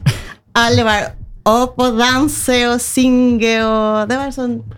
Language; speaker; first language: Norwegian; non-native, learner; Spanish